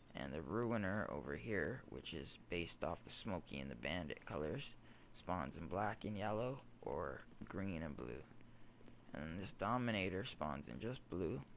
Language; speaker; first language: English; native; English